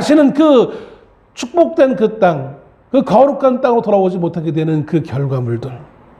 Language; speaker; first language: Korean; native; Korean